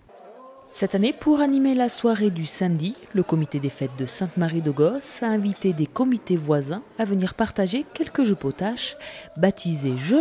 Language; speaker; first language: French; native; French